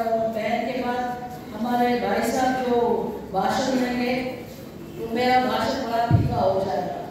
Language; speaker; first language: Hindi; non-native, local second language; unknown